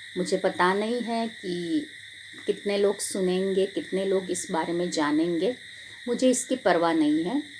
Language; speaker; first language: Hindi; non-native, local second language; Gujarati